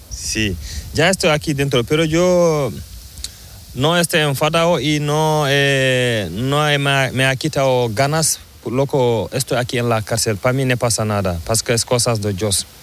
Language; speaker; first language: Spanish; non-native, learner; Fula